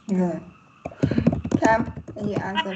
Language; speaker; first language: English; non-native, learner; Vietnamese